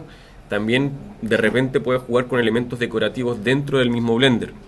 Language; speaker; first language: Spanish; native; Spanish